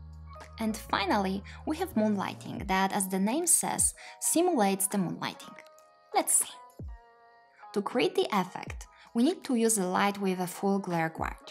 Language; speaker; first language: English; non-native, fluent; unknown